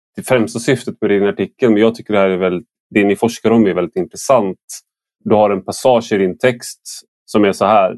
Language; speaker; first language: Swedish; native; Swedish